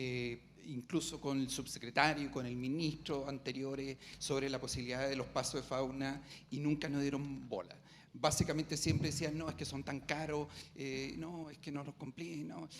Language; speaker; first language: Spanish; native; Spanish